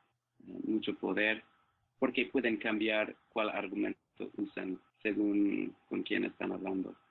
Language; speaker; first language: Spanish; non-native, fluent; English